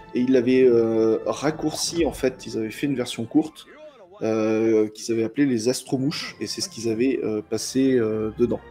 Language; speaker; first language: French; native; French